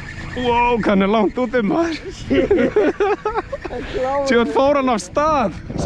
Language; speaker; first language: Icelandic; native; Icelandic